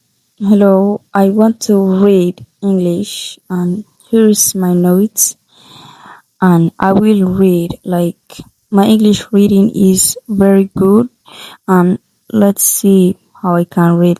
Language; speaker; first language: English; non-native, learner; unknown